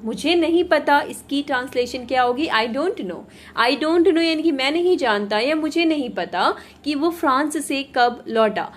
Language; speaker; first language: Hindi; native; Hindi